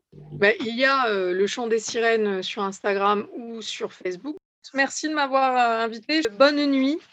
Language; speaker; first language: French; native; French